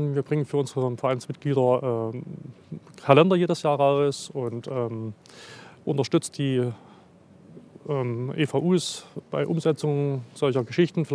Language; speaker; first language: German; native; German